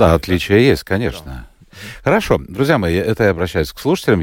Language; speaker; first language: Russian; native; Russian